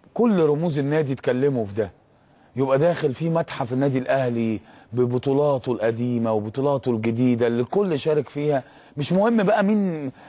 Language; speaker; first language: Arabic; native; Arabic